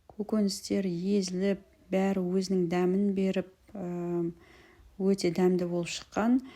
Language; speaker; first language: Kazakh; native; Kazakh